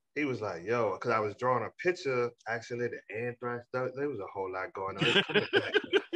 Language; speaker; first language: English; native; English